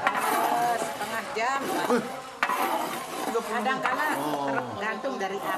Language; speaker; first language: Indonesian; non-native, learner; Korean